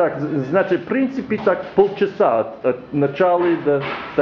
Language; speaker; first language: Russian; non-native, learner; English